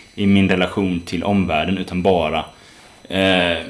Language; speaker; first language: Swedish; native; Swedish